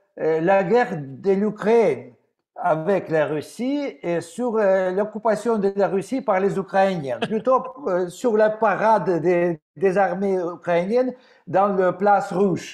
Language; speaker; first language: French; non-native, fluent; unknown